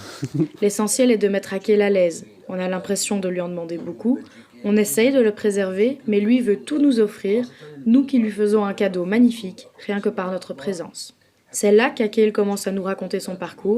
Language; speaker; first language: French; native; French